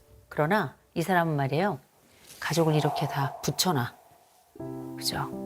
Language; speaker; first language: Korean; native; Korean